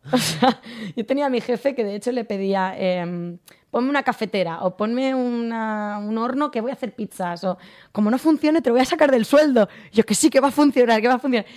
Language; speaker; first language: Spanish; native; Spanish